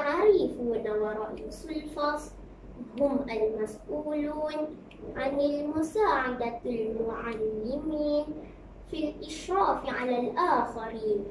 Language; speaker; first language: Arabic; non-native, learner; Malay